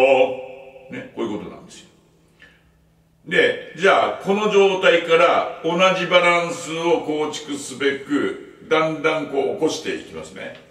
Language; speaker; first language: Japanese; native; Japanese